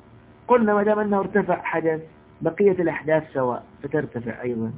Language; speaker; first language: Arabic; native; Arabic